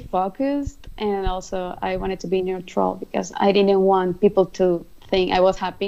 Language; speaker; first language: English; non-native, fluent; Spanish